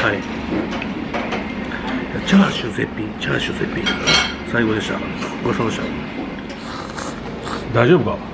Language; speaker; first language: Japanese; native; Japanese